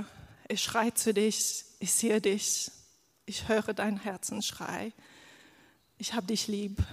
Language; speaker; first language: German; non-native, fluent; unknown